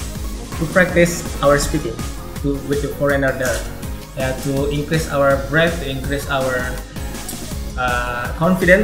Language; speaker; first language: English; non-native, learner; Indonesian